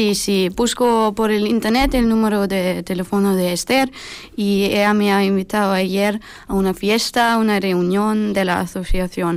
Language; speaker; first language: Spanish; non-native, learner; German